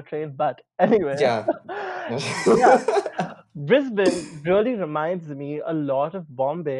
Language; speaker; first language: English; non-native, local second language; Hindi